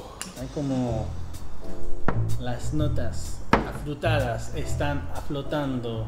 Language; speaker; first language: Spanish; non-native, fluent; English